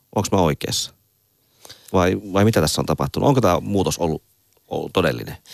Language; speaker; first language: Finnish; native; Finnish